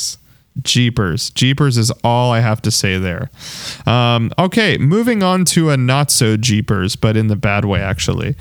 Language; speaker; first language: English; native; English